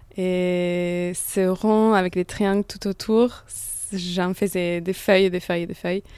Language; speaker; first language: French; non-native, fluent; Italian